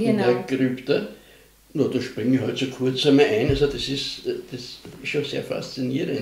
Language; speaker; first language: German; native; German